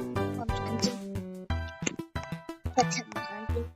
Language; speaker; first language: Chinese; early bilingual, heritage; Cantonese